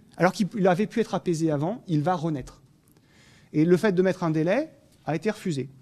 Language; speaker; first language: French; native; French